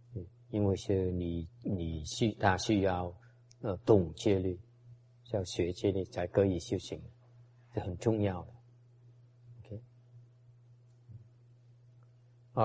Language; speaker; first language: Chinese; non-native, fluent; Vietnamese